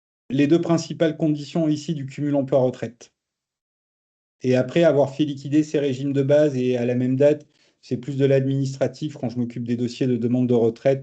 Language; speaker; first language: French; native; French